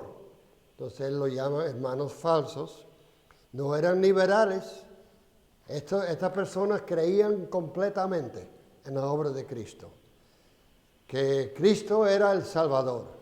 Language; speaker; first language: Spanish; non-native, fluent; English